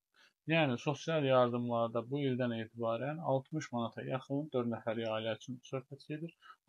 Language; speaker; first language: Azerbaijani; native; Azerbaijani